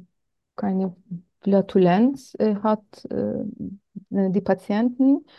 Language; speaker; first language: German; non-native, learner; Turkish